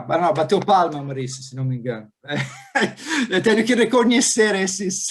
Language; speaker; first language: Portuguese; non-native, fluent; Italian